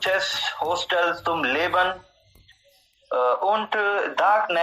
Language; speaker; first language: German; non-native, learner; Hindi